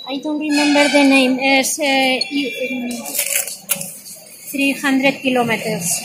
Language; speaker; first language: English; non-native, learner; Spanish